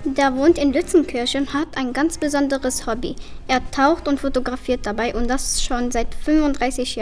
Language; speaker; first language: German; native; German